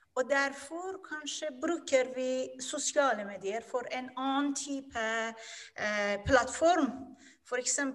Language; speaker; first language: Norwegian; non-native, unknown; Persian